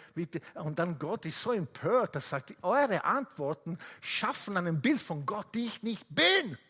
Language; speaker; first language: German; non-native, fluent; Italian